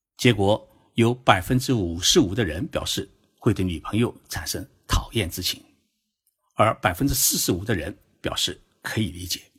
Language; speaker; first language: Chinese; native; Chinese